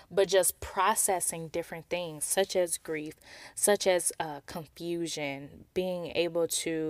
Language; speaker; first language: English; native; English